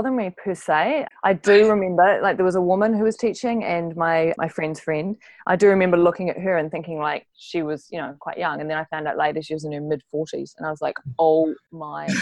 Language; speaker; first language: English; native; English